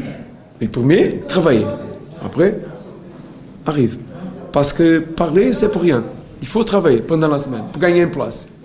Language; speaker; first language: French; non-native, learner; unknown